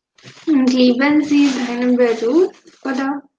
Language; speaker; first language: German; non-native, fluent; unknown